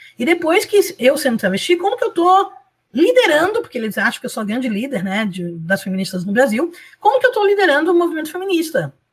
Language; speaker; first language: Portuguese; early bilingual, other home language; Spanish